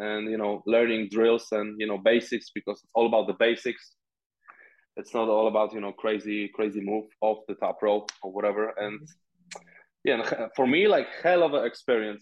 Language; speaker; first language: English; non-native, fluent; Polish